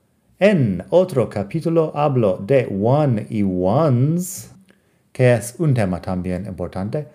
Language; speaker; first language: Spanish; non-native, fluent; English